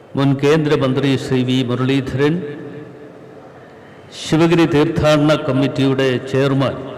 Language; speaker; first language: Malayalam; native; Malayalam